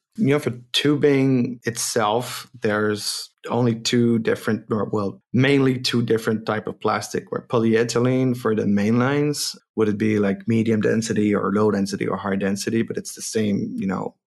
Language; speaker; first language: English; non-native, fluent; French